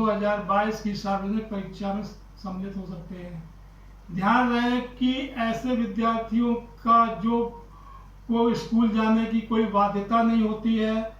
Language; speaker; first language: Hindi; native; Hindi